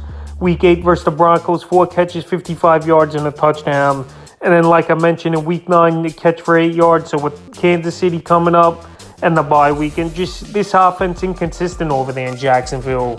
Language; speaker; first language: English; native; English